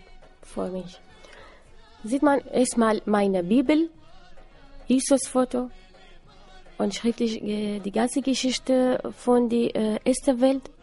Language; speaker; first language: German; non-native, learner; Assyrian Neo-Aramaic